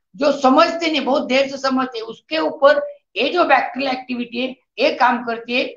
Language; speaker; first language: Hindi; non-native, local second language; Marathi